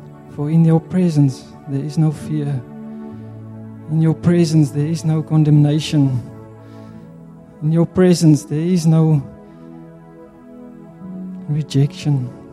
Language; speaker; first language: English; non-native, local second language; Afrikaans